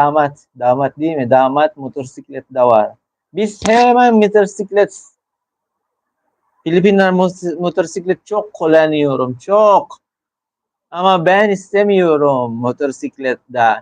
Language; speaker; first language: Turkish; non-native, learner; Filipino